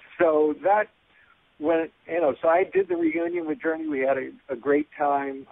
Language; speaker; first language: English; native; English